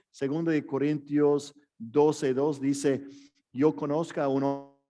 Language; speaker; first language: Spanish; non-native, fluent; English